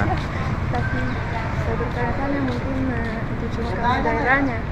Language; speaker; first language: Indonesian; non-native, fluent; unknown